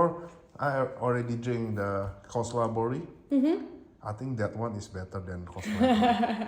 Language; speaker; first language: English; non-native, fluent; Indonesian